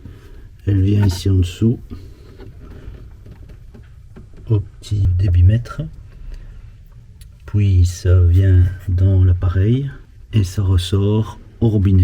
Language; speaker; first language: French; native; French